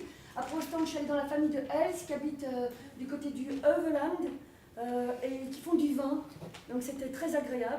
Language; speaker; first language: French; native; French